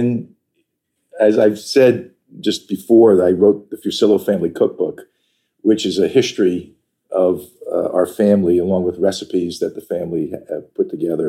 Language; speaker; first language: English; native; English